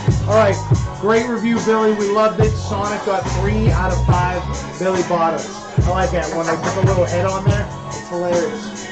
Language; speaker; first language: English; native; English